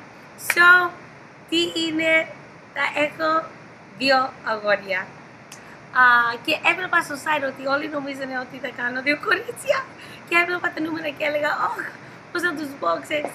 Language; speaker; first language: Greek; early bilingual, heritage; English